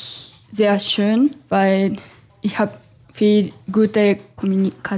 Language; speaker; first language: German; non-native, learner; Japanese